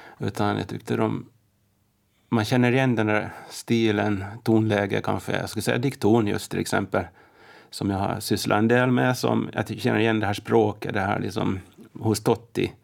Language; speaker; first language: Swedish; native; Swedish